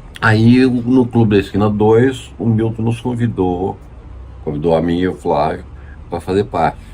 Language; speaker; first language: Portuguese; native; Portuguese